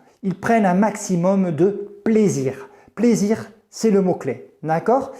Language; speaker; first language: French; native; French